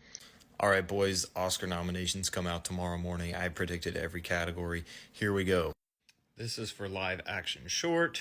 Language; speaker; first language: English; native; English